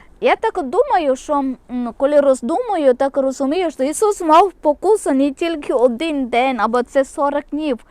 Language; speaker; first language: Ukrainian; non-native, local second language; Malayalam